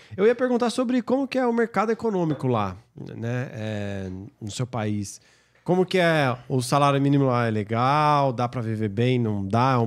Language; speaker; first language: Portuguese; native; Portuguese